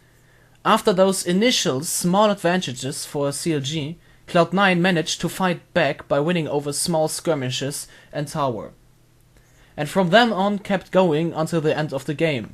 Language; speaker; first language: English; non-native, fluent; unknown